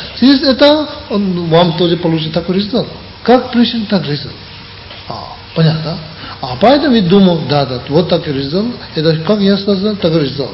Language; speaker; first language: Russian; non-native, learner; Tibetan